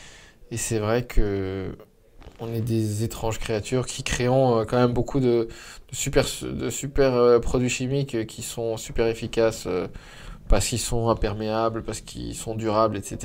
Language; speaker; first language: French; native; French